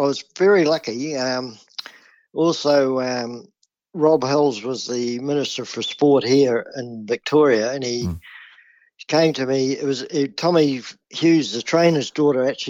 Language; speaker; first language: English; native; English